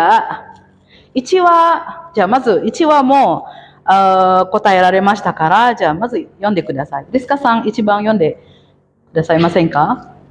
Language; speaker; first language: Japanese; non-native, fluent; Indonesian